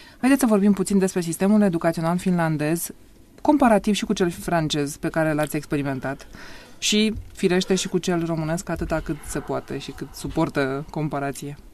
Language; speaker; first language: Romanian; native; Romanian